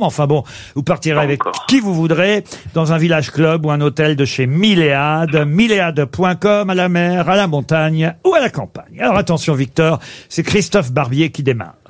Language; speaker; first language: French; native; French